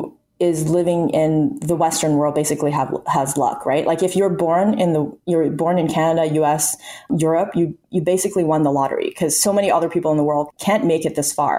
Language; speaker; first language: English; early bilingual, other home language; Chinese